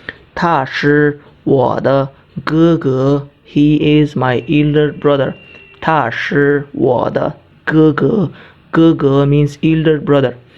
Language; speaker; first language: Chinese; non-native, fluent; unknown